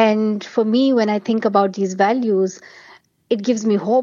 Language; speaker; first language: English; non-native, local second language; Pashto